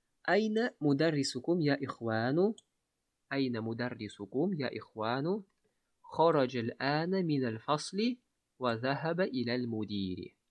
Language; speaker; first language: Arabic; non-native, fluent; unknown